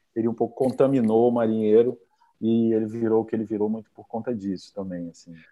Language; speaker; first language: Portuguese; native; Portuguese